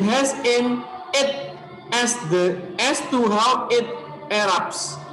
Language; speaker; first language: English; non-native, learner; Indonesian